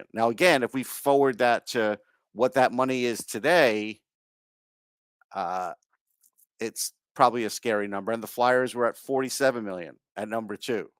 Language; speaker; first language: English; native; English